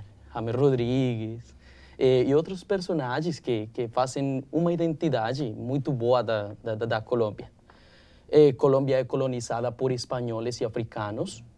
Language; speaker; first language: Portuguese; non-native, learner; Spanish